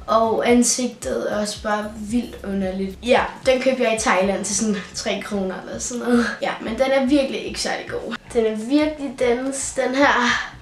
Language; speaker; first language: Danish; native; Danish